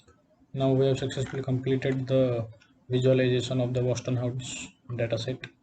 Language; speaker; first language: English; non-native, local second language; Odia